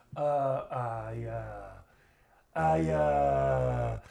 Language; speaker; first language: English; non-native, fluent; Portuguese